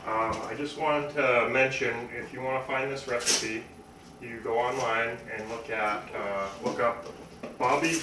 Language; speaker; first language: English; native; English